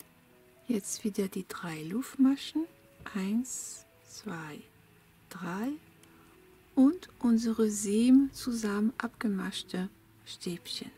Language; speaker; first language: German; non-native, fluent; French